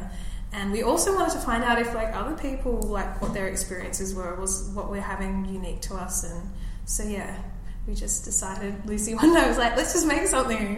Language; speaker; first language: English; native; English